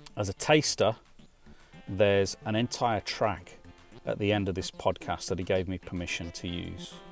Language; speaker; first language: English; native; English